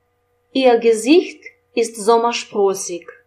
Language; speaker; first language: German; non-native, fluent; Russian